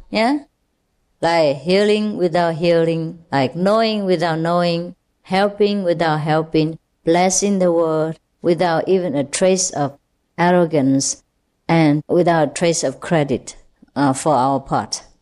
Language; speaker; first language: English; non-native, fluent; Vietnamese